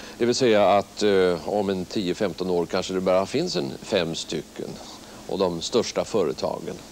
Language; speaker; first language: Swedish; native; Swedish